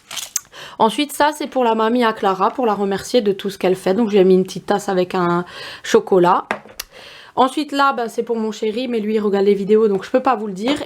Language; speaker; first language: French; native; French